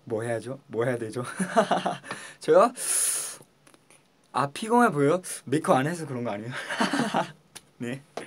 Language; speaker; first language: Korean; non-native, fluent; Chinese